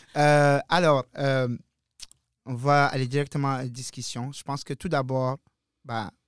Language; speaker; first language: French; non-native, local second language; Arabic